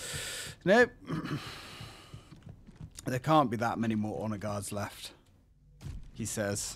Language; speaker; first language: English; native; English